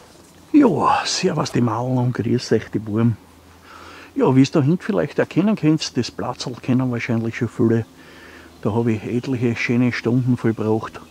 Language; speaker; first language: German; native; German